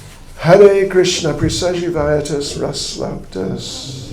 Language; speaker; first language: Russian; non-native, learner; English